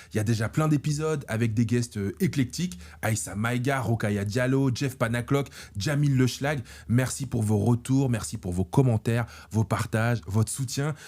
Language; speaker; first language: French; native; French